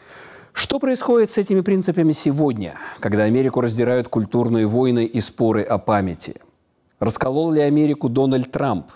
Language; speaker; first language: Russian; native; Russian